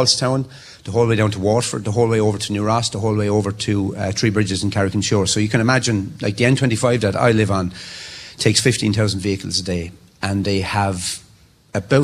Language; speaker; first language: English; native; English